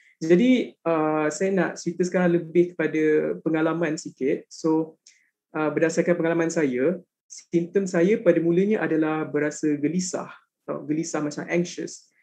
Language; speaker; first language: Malay; native; Malay